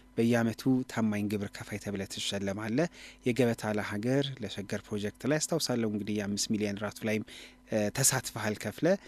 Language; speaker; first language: Amharic; native; Amharic